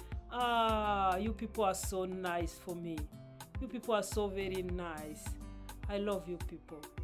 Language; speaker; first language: English; non-native, learner; Lingala